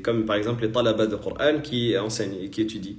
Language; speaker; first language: French; native; French